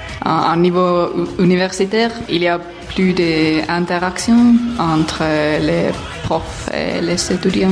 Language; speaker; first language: French; non-native, fluent; Finnish